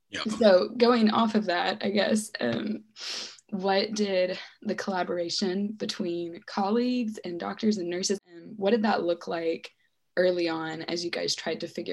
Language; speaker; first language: English; native; English